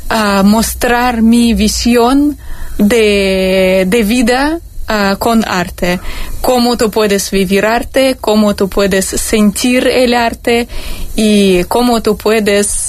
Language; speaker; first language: Spanish; non-native, learner; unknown